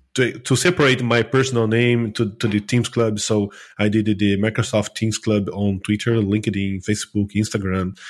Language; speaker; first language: English; non-native, fluent; Portuguese